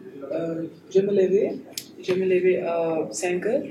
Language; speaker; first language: French; non-native, learner; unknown